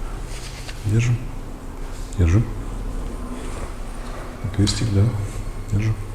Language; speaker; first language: Russian; native; Russian